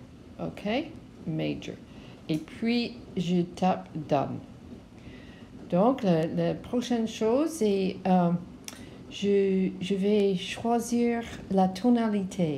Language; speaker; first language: French; non-native, learner; English